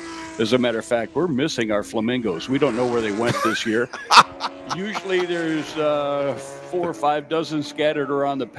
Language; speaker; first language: English; native; English